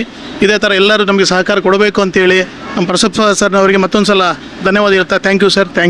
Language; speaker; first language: Kannada; native; Kannada